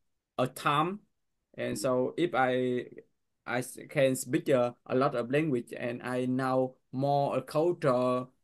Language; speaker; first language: English; non-native, learner; Vietnamese